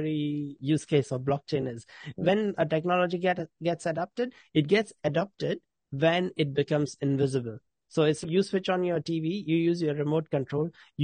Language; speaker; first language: English; native; English